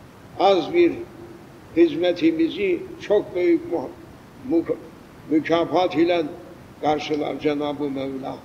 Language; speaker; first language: Turkish; native; Turkish